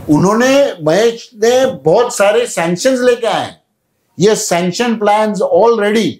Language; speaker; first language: Hindi; non-native, local second language; Urdu